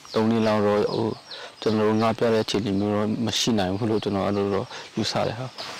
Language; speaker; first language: Burmese; non-native, local second language; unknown